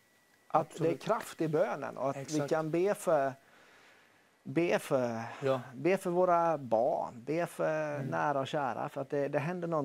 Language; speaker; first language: Swedish; native; Swedish